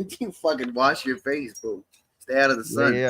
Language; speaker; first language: English; native; English